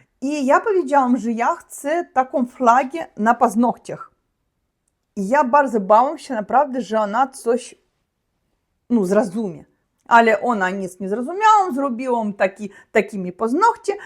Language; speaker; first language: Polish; non-native, learner; Russian